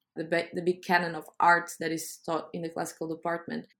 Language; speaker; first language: English; non-native, fluent; Portuguese